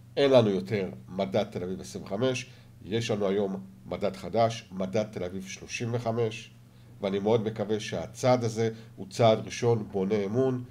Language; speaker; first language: Hebrew; native; Hebrew